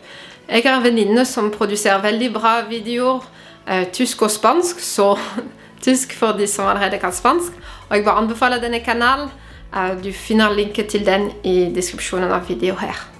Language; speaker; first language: Norwegian; non-native, fluent; French